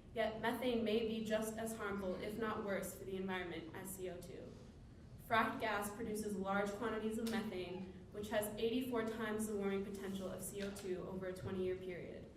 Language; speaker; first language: English; native; English